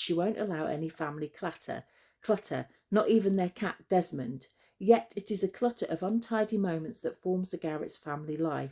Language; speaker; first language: English; native; English